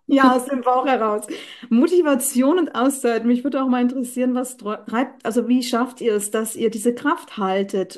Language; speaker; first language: German; native; German